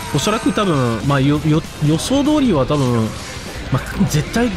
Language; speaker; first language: Japanese; non-native, fluent; French